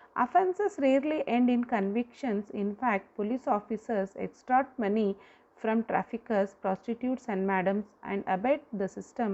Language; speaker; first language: English; non-native, local second language; Kannada